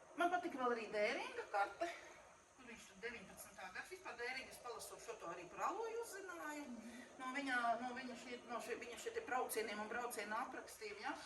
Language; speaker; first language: Latvian; native; Latvian